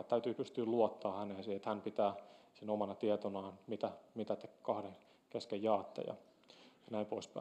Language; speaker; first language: Finnish; native; Finnish